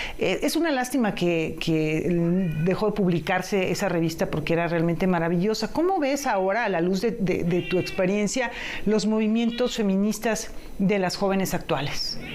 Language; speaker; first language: Spanish; native; Spanish